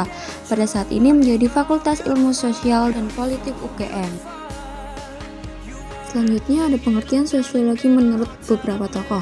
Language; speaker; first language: Indonesian; native; Indonesian